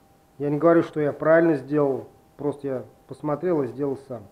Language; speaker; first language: Russian; native; Russian